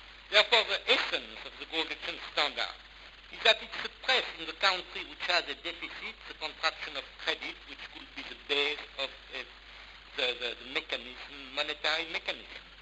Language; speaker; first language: English; non-native, fluent; French